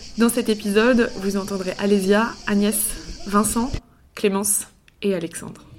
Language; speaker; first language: French; native; French